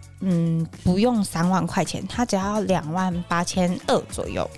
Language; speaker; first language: Chinese; native; Chinese